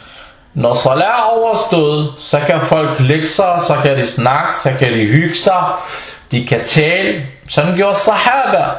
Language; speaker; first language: Danish; early bilingual, other home language; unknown